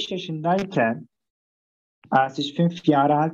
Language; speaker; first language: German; non-native, fluent; Turkish